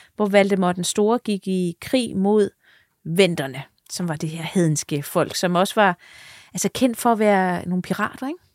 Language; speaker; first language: Danish; native; Danish